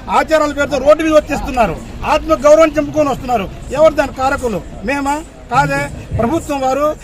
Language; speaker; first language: Telugu; non-native, local second language; Lambadi